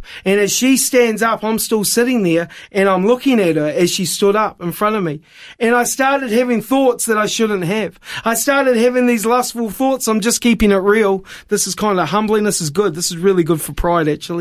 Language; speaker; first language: English; native; English